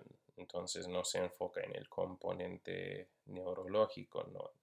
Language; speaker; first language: Spanish; non-native, fluent; English